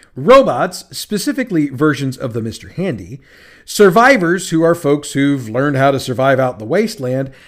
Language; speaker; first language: English; native; English